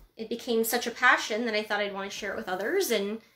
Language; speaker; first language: English; native; English